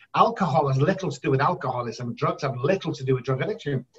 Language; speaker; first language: English; native; English